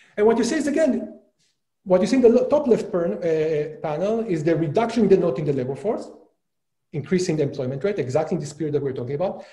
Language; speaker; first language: English; non-native, fluent; Hebrew